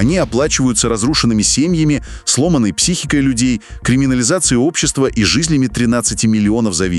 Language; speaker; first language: Russian; native; Russian